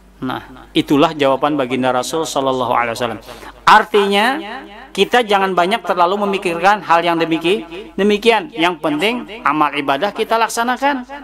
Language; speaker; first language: Indonesian; non-native, local second language; Banjar